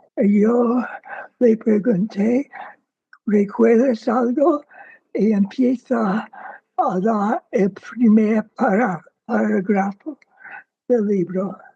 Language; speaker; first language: Spanish; non-native, fluent; English